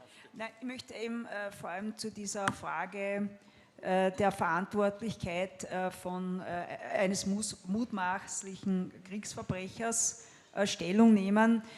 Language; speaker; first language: German; native; German